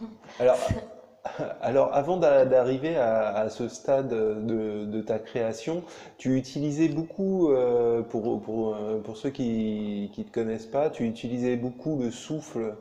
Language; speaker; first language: French; native; French